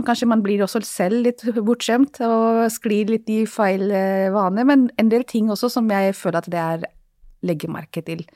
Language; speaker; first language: Norwegian; non-native, fluent; Hindi